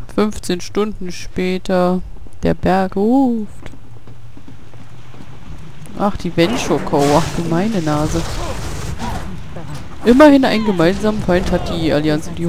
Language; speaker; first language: German; native; German